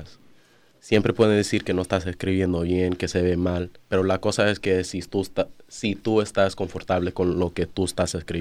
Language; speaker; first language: Spanish; early bilingual, other home language; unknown